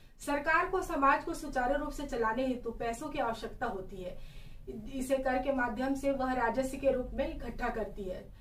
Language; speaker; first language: Hindi; native; Hindi